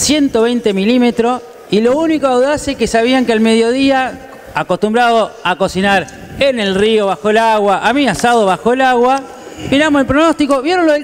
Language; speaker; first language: Spanish; native; Spanish